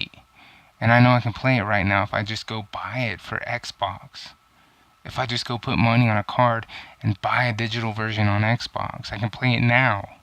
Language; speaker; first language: English; native; English